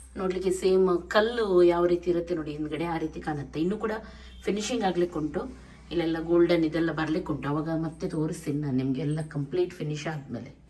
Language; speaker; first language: Kannada; native; Kannada